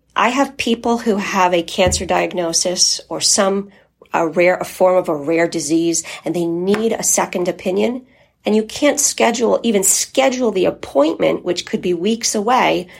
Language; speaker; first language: English; early bilingual, other home language; Polish